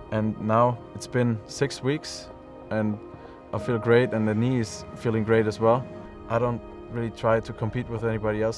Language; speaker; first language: English; non-native, fluent; German